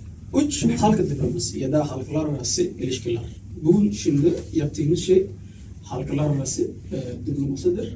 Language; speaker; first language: Turkish; non-native, learner; Somali